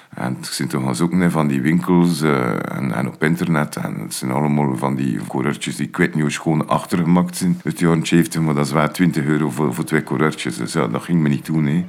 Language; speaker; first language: Dutch; native; Dutch